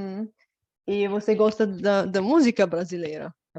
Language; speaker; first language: Portuguese; non-native, learner; Bulgarian